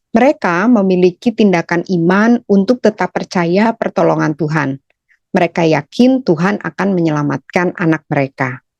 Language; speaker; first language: Indonesian; native; Indonesian